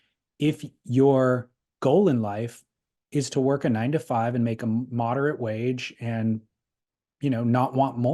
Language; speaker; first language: English; native; English